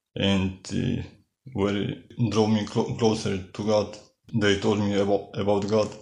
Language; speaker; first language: English; non-native, learner; Polish